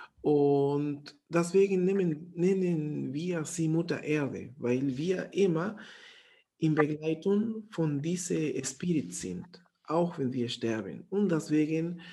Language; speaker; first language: German; non-native, fluent; Spanish